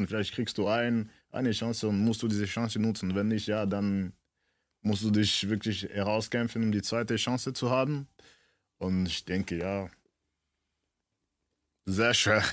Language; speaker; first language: German; early bilingual, other home language; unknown